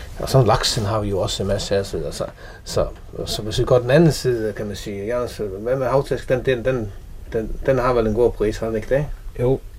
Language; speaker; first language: Danish; non-native, local second language; Faroese